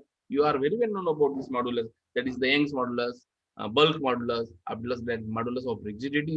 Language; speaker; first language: English; non-native, local second language; Marathi